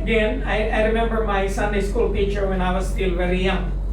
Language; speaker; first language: English; non-native, local second language; Filipino